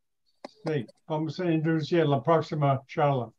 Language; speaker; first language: Spanish; non-native, learner; English